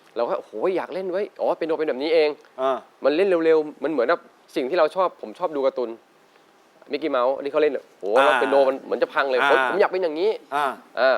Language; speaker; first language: Thai; native; Thai